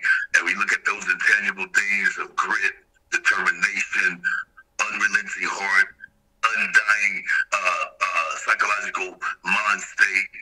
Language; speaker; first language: English; native; English